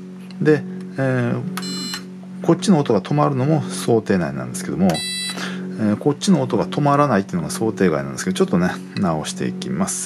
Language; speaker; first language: Japanese; native; Japanese